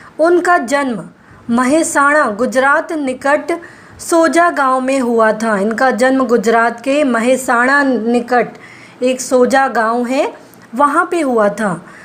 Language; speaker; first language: Hindi; non-native, local second language; Gujarati